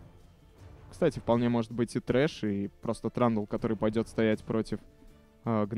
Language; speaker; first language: Russian; native; Russian